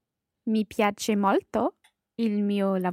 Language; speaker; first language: Italian; non-native, learner; English